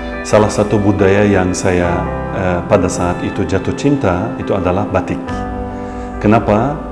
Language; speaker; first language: Indonesian; non-native, fluent; Turkish